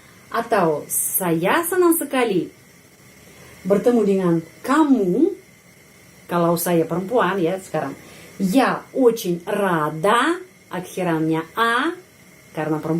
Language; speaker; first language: Indonesian; non-native, fluent; Russian